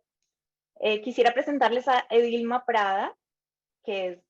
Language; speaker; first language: Spanish; native; Spanish